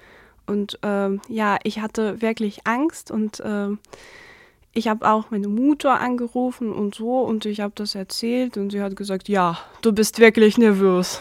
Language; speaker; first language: German; non-native, fluent; Russian